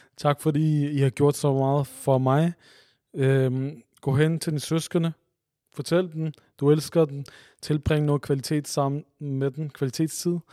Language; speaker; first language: Danish; early bilingual, other home language; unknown